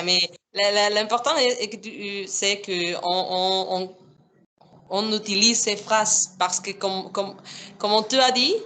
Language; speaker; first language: French; non-native, fluent; Spanish